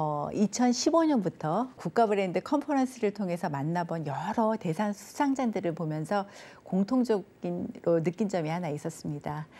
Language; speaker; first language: Korean; native; Korean